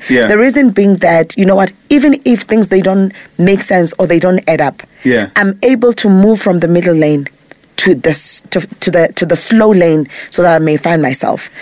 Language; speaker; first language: English; non-native, local second language; Zulu